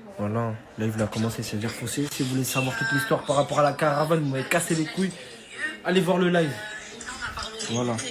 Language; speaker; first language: French; native; French